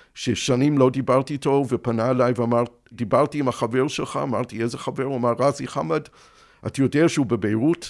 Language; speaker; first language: Hebrew; non-native, fluent; English